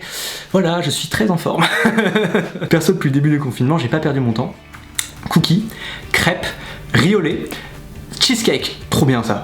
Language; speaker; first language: French; native; French